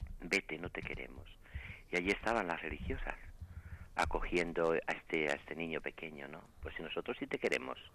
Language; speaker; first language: Spanish; native; Spanish